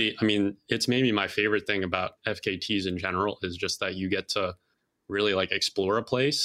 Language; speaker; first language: English; native; English